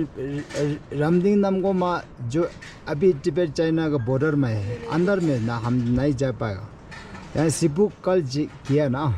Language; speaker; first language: Hindi; non-native, learner; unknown